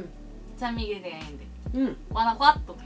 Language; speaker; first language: Spanish; non-native, fluent; Korean